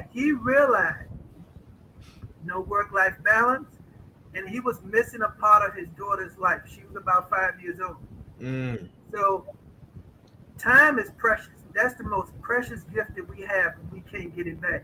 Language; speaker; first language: English; native; English